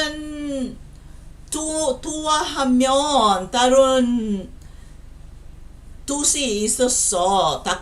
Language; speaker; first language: Korean; non-native, learner; Filipino